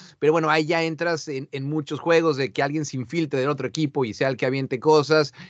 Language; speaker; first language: Spanish; native; Spanish